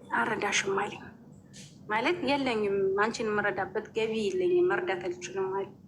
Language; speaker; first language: Amharic; native; Amharic